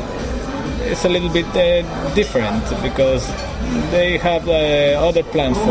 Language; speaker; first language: English; non-native, learner; Spanish